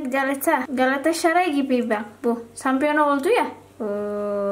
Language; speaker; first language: Turkish; non-native, learner; Indonesian